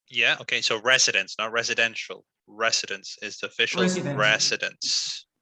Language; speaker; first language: English; non-native, fluent; Spanish